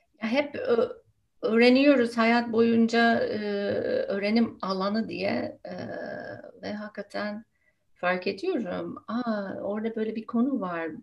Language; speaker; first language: Turkish; non-native, fluent; English